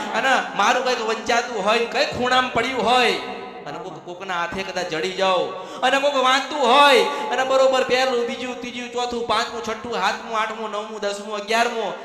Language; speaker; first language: Gujarati; native; Gujarati